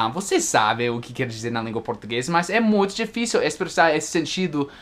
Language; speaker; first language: Portuguese; non-native, fluent; English